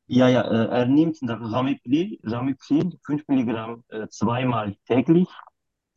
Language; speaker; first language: German; non-native, learner; Turkish